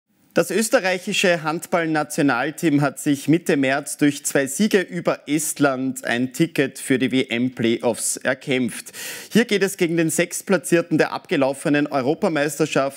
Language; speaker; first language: German; native; German